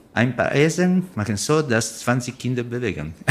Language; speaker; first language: German; non-native, learner; Italian